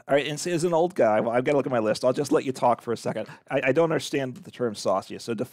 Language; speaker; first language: English; native; English